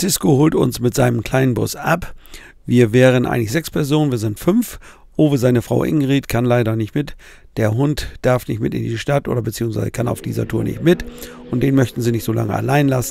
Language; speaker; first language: German; native; German